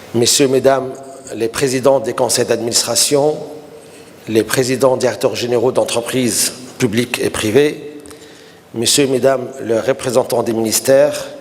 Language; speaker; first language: French; non-native, local second language; Arabic